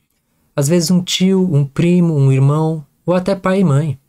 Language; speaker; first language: Portuguese; native; Portuguese